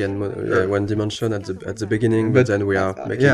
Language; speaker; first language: English; non-native, fluent; French